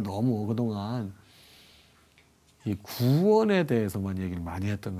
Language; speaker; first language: Korean; native; Korean